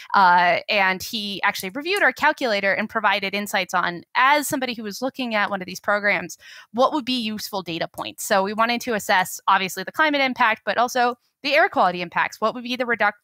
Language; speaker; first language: English; native; English